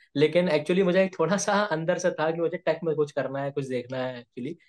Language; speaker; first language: Hindi; native; Hindi